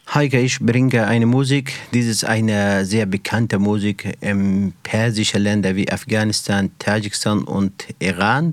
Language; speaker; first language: German; non-native, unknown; Persian